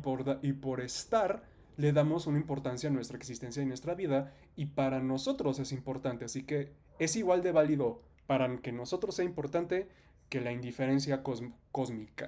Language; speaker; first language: Spanish; native; Spanish